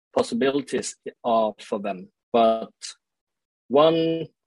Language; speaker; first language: English; early bilingual, other home language; Swedish